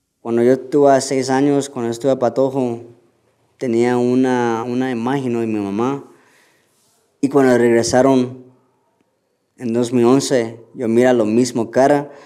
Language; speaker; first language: Spanish; early bilingual, heritage; Spanish